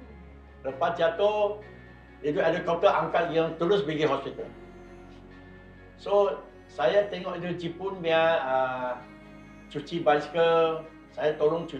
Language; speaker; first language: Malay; non-native, local second language; Chinese